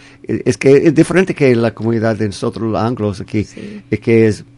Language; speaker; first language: Spanish; non-native, fluent; English